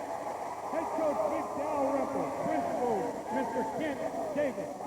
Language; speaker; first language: English; native; English